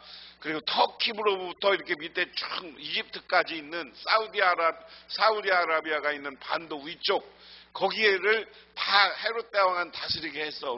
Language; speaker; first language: Korean; native; Korean